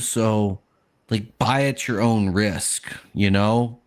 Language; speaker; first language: English; native; English